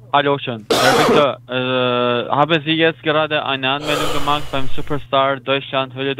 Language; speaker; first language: German; non-native, learner; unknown